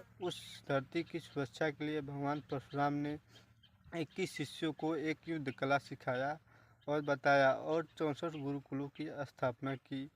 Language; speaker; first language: Hindi; native; Hindi